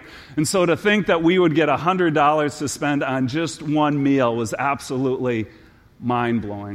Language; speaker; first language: English; native; English